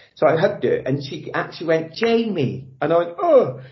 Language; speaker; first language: English; native; English